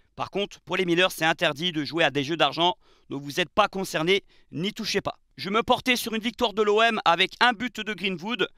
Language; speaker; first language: French; native; French